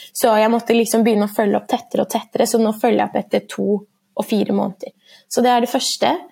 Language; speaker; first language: Norwegian; early bilingual, other home language; Persian